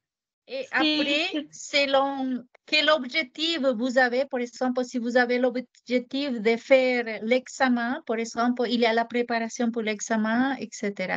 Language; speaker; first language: French; non-native, fluent; Japanese